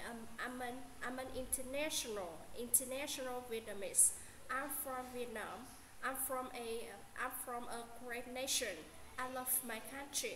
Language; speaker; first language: English; non-native, learner; Vietnamese